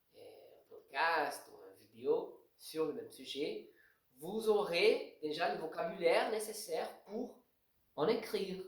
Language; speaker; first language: French; non-native, fluent; Portuguese